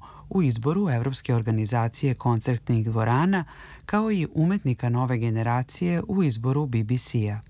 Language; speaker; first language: Serbian; native; Serbian